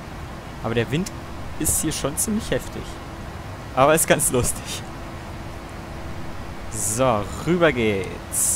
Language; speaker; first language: German; native; German